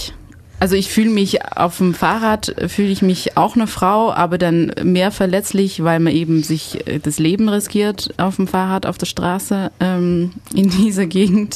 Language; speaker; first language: German; non-native, fluent; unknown